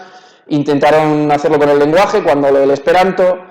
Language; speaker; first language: Spanish; native; Spanish